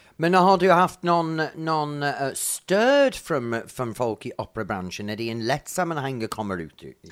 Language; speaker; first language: Swedish; non-native, fluent; English